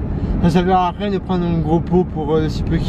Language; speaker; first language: French; native; French